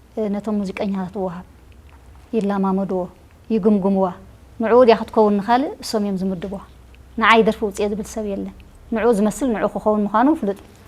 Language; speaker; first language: Tigrinya; native; Tigrinya